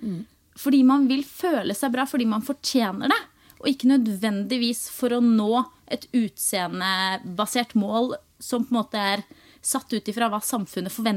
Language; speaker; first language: Norwegian; native; Norwegian